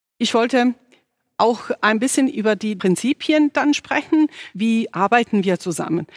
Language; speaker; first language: German; non-native, fluent; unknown